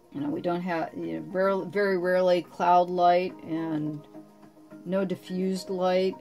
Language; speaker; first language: English; native; English